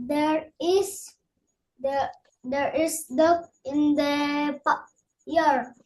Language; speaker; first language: English; non-native, learner; Indonesian